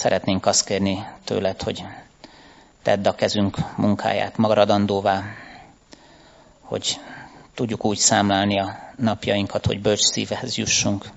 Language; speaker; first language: Hungarian; native; Hungarian